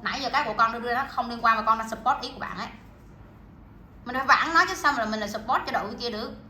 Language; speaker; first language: Vietnamese; native; Vietnamese